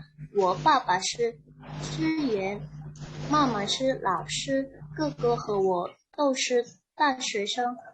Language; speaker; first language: Chinese; non-native, learner; Indonesian